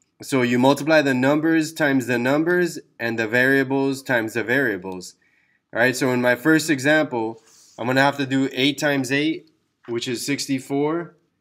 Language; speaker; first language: English; early bilingual, other home language; Spanish